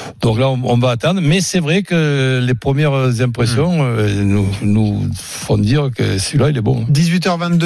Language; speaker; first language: French; native; French